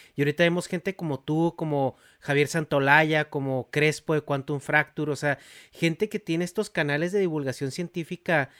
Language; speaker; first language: Spanish; native; Spanish